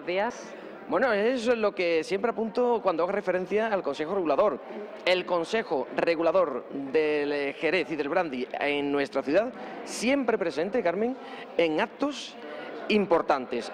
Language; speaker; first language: Spanish; native; Spanish